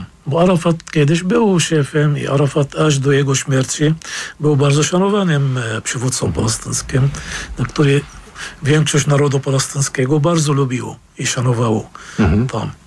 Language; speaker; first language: Polish; non-native, fluent; Arabic